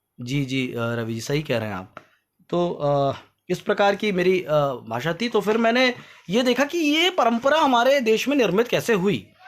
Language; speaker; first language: Hindi; native; Hindi